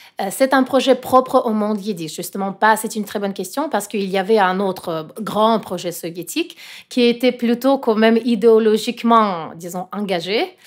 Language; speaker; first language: French; non-native, fluent; Russian